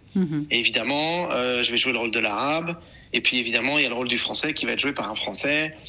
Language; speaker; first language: French; native; French